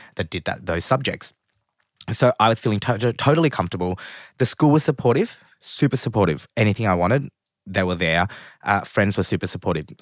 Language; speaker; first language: English; native; English